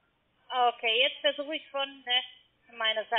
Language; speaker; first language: German; non-native, learner; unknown